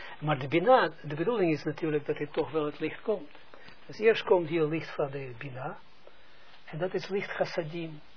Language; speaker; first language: Dutch; non-native, fluent; Hebrew